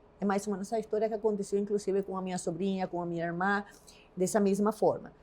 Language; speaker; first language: Portuguese; non-native, fluent; Spanish